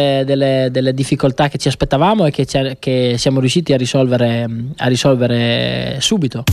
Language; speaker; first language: Italian; native; Italian